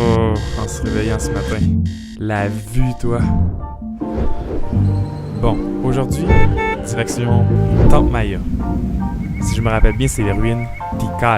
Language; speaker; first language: French; native; French